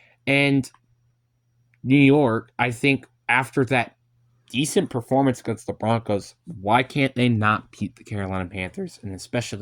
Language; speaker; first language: English; native; English